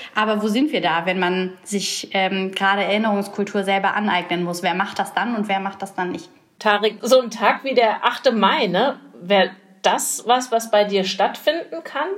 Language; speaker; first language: German; native; German